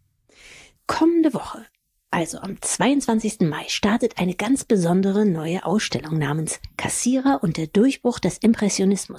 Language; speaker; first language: German; native; German